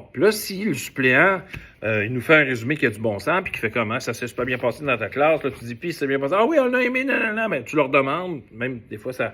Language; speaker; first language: French; native; French